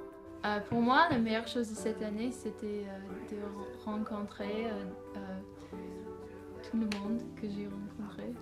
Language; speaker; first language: French; non-native, fluent; English